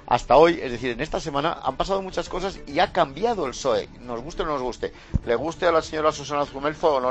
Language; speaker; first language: Spanish; native; Spanish